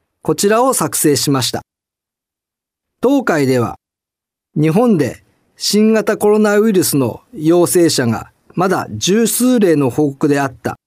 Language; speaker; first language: Japanese; native; Japanese